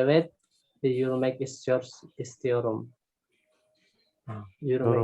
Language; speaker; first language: Turkish; non-native, learner; Indonesian